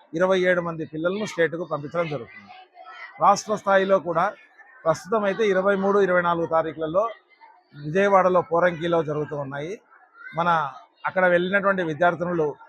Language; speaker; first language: Telugu; native; Telugu